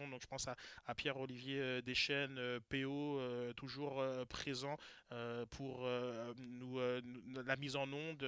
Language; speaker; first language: French; native; French